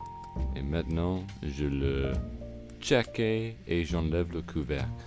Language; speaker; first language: French; non-native, learner; English